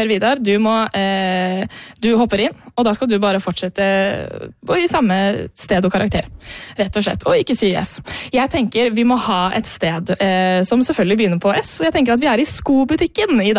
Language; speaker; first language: Norwegian; native; Norwegian